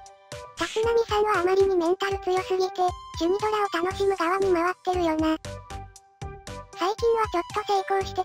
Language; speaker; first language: Japanese; native; Japanese